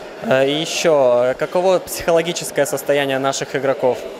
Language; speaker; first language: Russian; native; Russian